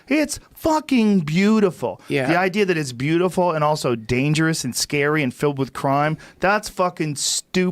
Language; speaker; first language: English; native; English